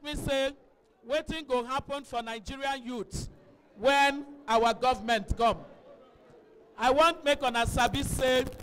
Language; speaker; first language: Nigerian Pidgin; non-native, local second language; Igbo